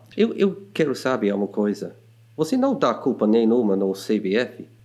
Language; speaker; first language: Portuguese; non-native, fluent; English